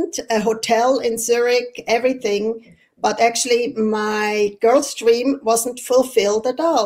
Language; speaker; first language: English; non-native, fluent; Swiss German